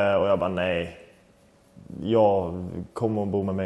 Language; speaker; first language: Swedish; native; Swedish